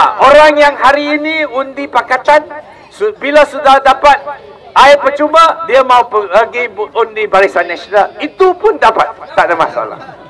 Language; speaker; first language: Malay; non-native, local second language; Chinese